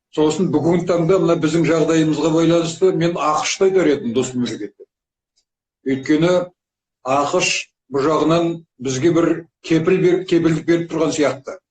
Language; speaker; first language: Kazakh; native; Kazakh